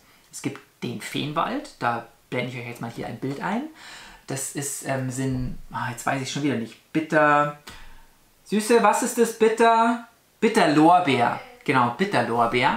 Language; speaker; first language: German; native; German